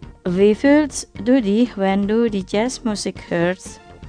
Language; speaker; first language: German; non-native, fluent; Indonesian